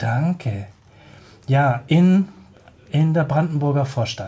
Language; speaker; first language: German; native; German